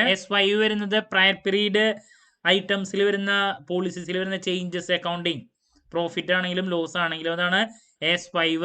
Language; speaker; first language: Malayalam; native; Malayalam